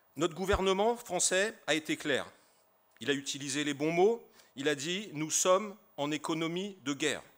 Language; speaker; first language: French; native; French